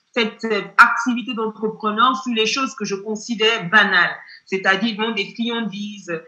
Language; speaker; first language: French; non-native, fluent; Yoruba